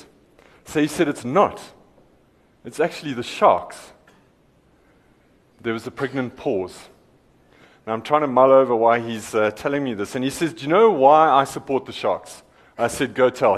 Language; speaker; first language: English; native; English